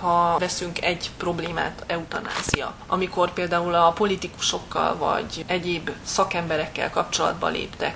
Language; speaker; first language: Hungarian; native; Hungarian